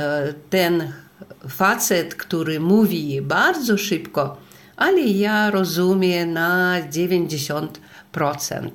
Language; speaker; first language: Polish; non-native, learner; Russian